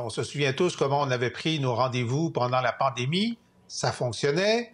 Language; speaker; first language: French; native; French